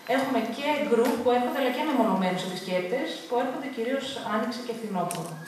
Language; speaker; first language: Greek; native; Greek